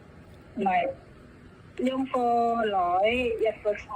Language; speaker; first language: Cantonese; non-native, learner; Indonesian